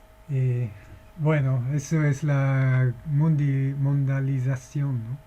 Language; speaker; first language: Spanish; non-native, fluent; English